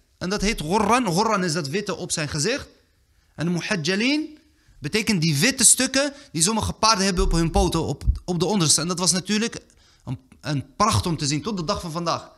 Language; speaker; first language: Dutch; early bilingual, other home language; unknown